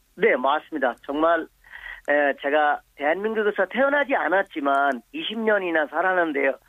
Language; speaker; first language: Korean; non-native, fluent; Bangla